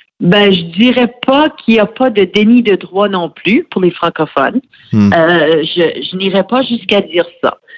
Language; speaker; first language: French; native; French